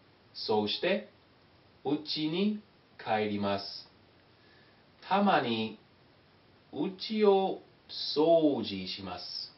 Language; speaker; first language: Japanese; non-native, learner; English